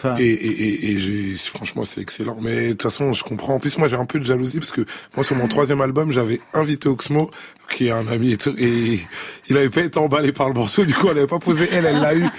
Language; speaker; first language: French; early bilingual, other home language; Lingala